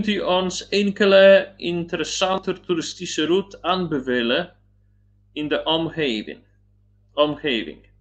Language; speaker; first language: Dutch; non-native, learner; Polish